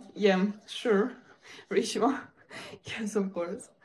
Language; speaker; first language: English; non-native, learner; Ukrainian